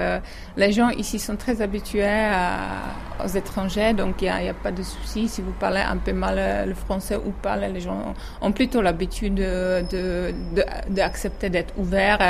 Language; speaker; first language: French; non-native, fluent; Czech